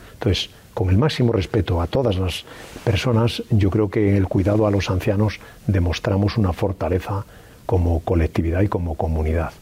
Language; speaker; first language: Spanish; native; Spanish